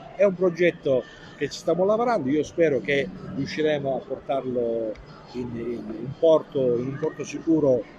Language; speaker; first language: Italian; native; Italian